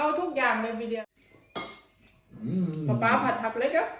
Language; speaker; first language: Dutch; non-native, learner; Thai